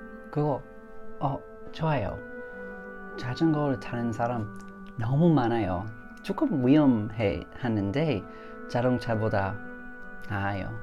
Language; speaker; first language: Korean; non-native, learner; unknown